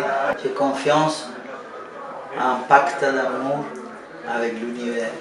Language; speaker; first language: French; non-native, fluent; Spanish